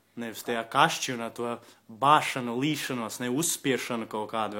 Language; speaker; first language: Latvian; native; Latvian